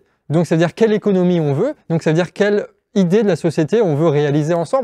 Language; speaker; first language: French; native; French